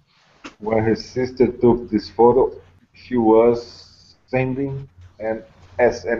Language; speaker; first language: English; non-native, learner; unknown